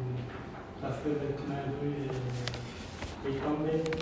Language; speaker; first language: French; non-native, learner; Khmer